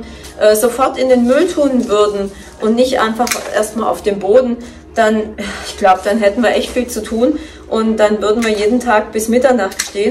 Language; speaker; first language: German; native; German